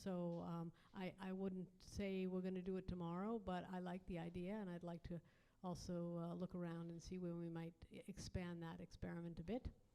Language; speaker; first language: English; native; English